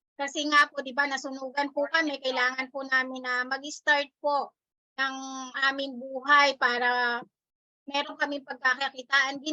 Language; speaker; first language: Filipino; native; Filipino